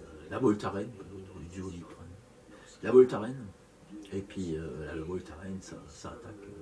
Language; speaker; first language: French; native; French